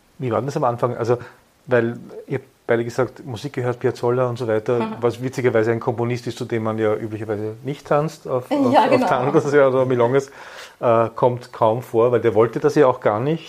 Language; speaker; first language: German; native; German